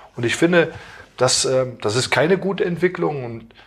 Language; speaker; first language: German; native; German